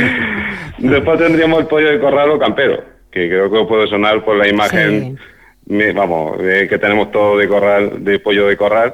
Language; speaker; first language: Spanish; native; Spanish